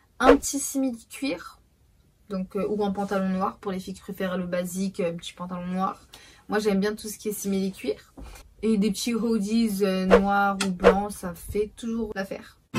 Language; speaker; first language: French; early bilingual, other home language; Portuguese